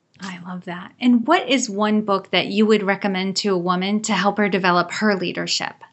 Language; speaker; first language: English; native; English